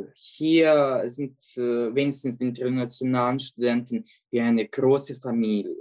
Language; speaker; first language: German; non-native, fluent; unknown